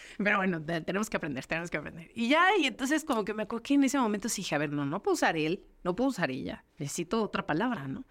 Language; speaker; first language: Spanish; native; Spanish